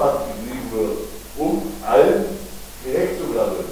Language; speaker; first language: German; native; German